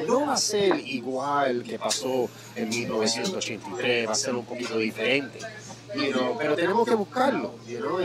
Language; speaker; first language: Spanish; early bilingual, heritage; Spanish